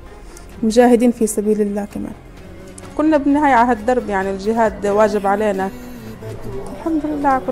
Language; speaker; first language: Arabic; native; Arabic